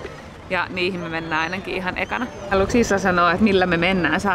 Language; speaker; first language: Finnish; native; Finnish